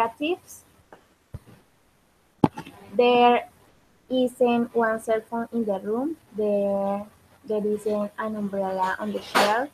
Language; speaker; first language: English; non-native, learner; Spanish